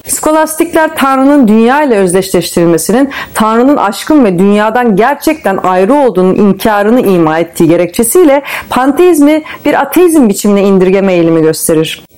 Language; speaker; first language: Turkish; native; Turkish